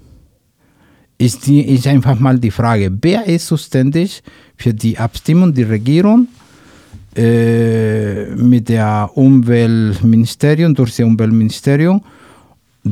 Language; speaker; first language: German; non-native, learner; Spanish